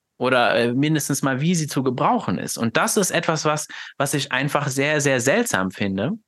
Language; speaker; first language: German; non-native, fluent; Luxembourgish